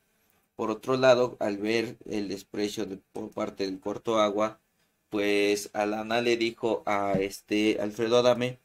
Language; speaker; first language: Spanish; native; Spanish